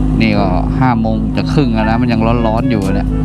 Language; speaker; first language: Thai; native; Thai